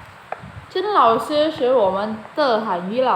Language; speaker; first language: Chinese; non-native, fluent; Indonesian